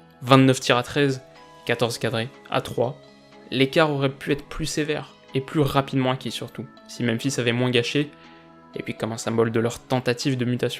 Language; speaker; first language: French; native; French